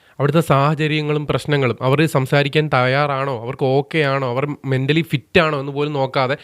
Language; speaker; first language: Malayalam; native; Malayalam